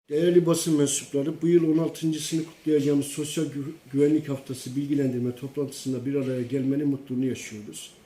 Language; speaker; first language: Turkish; native; Turkish